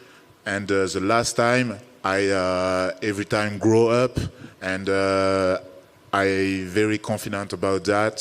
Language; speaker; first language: English; non-native, learner; French